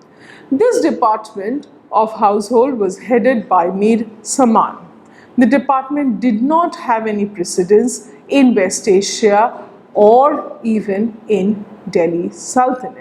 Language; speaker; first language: English; non-native, local second language; Bangla